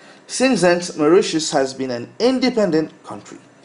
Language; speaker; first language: English; non-native, local second language; Morisyen